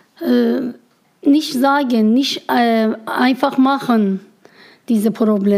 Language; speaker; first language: German; non-native, learner; Persian